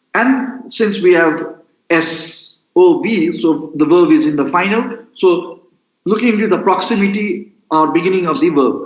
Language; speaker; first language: English; non-native, local second language; Nepali